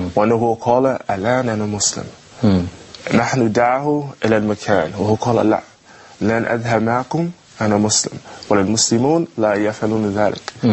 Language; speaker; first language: Arabic; non-native, learner; English